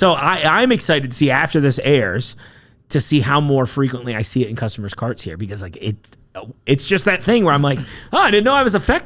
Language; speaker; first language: English; native; English